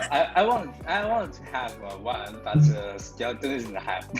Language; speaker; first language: English; non-native, learner; Chinese